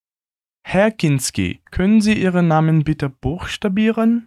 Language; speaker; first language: German; non-native, fluent; Portuguese